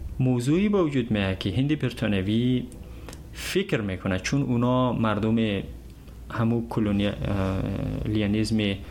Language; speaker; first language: Persian; native; Persian